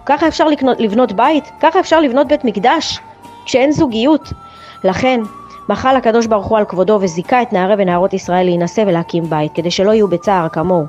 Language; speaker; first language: Hebrew; native; Hebrew